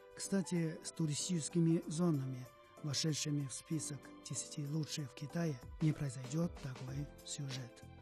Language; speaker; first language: Russian; non-native, fluent; Chinese